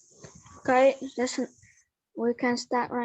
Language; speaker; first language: English; non-native, learner; Vietnamese